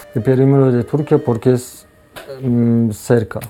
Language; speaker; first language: Spanish; non-native, learner; Persian